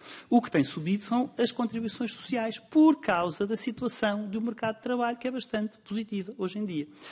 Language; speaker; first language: Portuguese; native; Portuguese